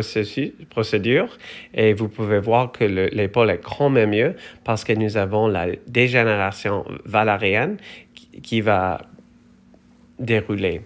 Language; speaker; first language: French; non-native, fluent; English